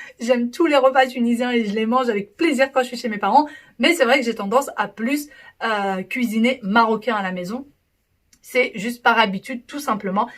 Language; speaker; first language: French; early bilingual, other home language; Arabic